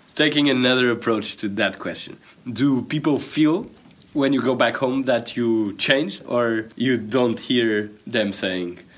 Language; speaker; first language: English; non-native, fluent; Portuguese